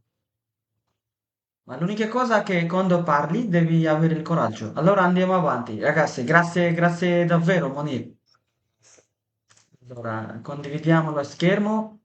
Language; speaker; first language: Italian; non-native, fluent; Bangla